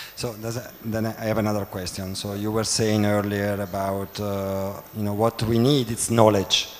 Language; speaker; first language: English; non-native, fluent; Italian